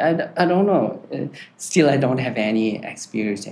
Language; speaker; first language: English; non-native, learner; Tibetan